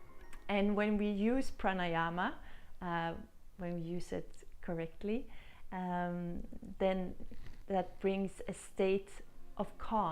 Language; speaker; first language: English; non-native, fluent; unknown